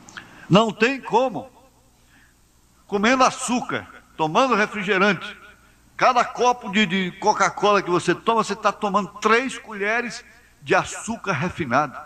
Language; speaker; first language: Portuguese; native; Portuguese